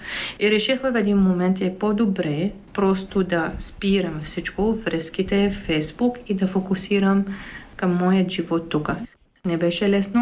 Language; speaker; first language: Bulgarian; non-native, fluent; Arabic